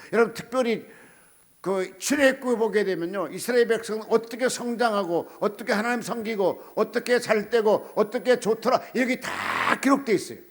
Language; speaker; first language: Korean; native; Korean